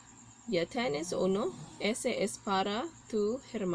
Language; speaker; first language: Spanish; non-native, learner; Cebuano